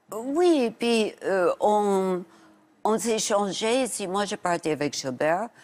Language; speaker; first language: French; non-native, fluent; English